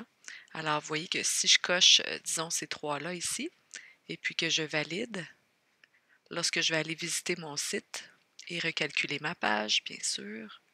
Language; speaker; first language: French; native; French